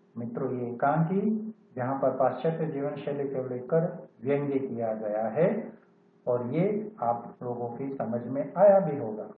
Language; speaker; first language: Hindi; non-native, local second language; Gujarati